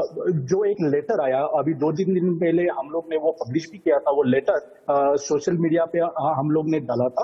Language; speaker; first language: Hindi; native; Hindi